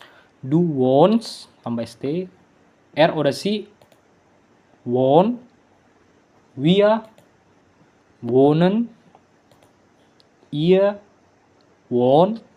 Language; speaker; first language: German; non-native, learner; Indonesian